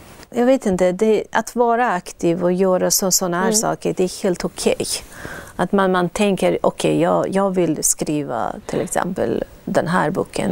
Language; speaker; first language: Swedish; non-native, fluent; Persian